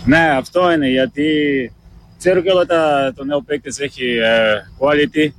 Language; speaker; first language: Greek; non-native, learner; Portuguese